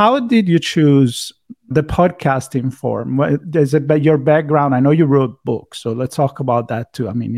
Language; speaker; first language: English; non-native, fluent; Italian